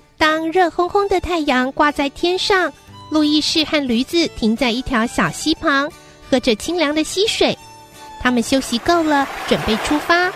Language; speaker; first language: Chinese; native; Chinese